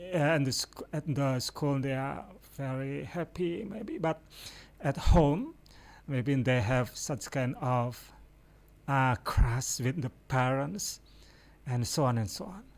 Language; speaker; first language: English; non-native, fluent; Indonesian